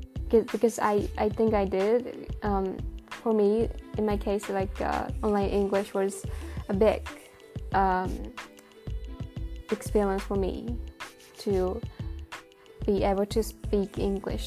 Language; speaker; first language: English; non-native, learner; Japanese